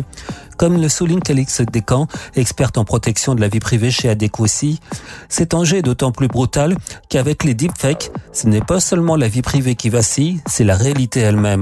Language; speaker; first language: French; native; French